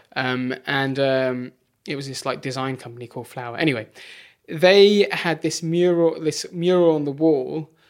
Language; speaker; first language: English; native; English